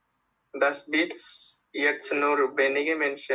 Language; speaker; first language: German; non-native, learner; Bangla